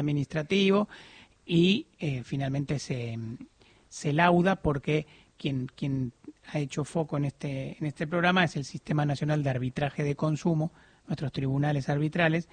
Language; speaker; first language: Spanish; native; Spanish